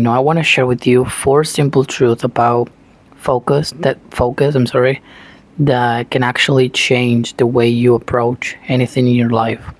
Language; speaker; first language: English; non-native, fluent; Spanish